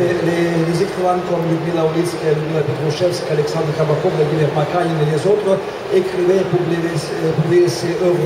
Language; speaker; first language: French; non-native, fluent; Russian